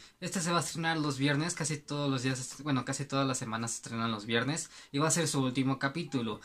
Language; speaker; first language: Spanish; native; Spanish